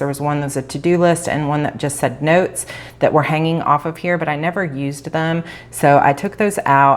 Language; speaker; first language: English; native; English